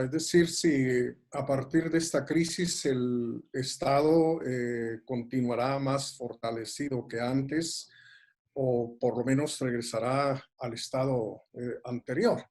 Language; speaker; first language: Spanish; native; Spanish